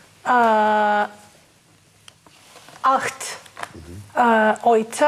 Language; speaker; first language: German; non-native, learner; Russian